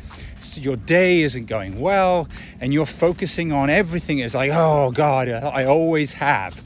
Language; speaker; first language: English; native; English